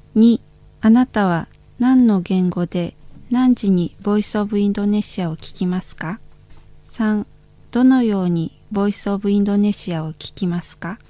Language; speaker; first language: Japanese; non-native, fluent; Indonesian